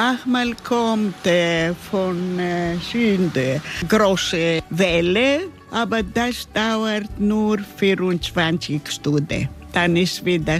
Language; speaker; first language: German; non-native, learner; Greek